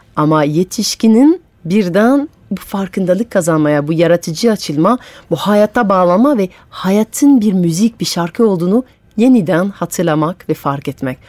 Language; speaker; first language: Turkish; non-native, fluent; French